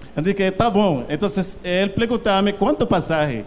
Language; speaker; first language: Portuguese; non-native, learner; Haitian Creole